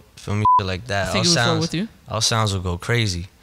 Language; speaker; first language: English; native; English